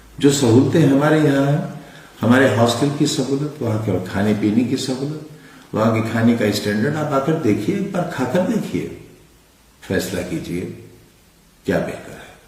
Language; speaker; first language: Urdu; native; Urdu